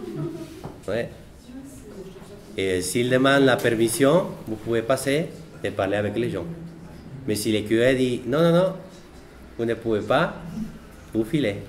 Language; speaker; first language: French; non-native, fluent; Spanish